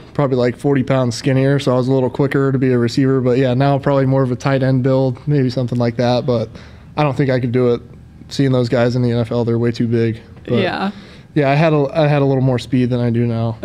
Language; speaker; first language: English; native; English